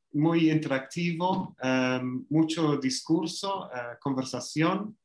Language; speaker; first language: Spanish; non-native, fluent; English